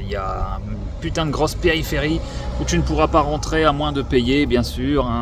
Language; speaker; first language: French; native; French